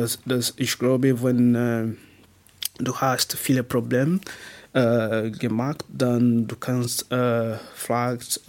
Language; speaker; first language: German; non-native, learner; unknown